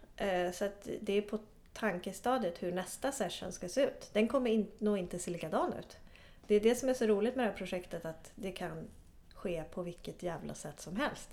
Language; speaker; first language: Swedish; native; Swedish